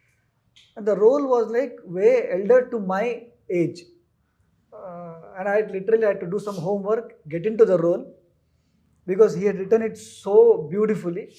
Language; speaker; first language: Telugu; non-native, learner; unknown